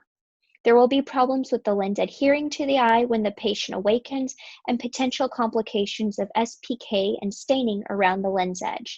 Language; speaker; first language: English; native; English